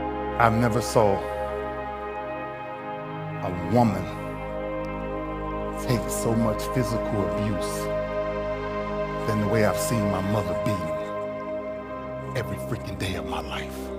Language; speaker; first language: English; native; English